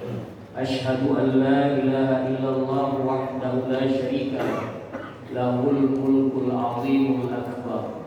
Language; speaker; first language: Indonesian; native; Indonesian